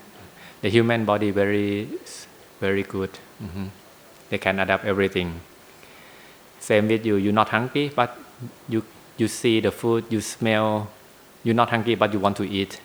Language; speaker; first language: English; non-native, learner; Thai